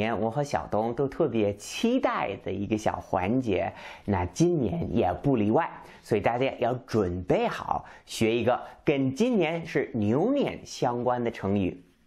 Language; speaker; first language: Chinese; non-native, fluent; English